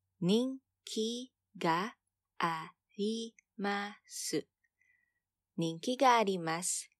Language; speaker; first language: Japanese; non-native, fluent; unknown